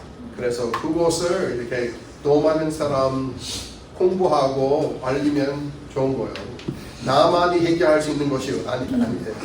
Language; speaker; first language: Korean; non-native, fluent; English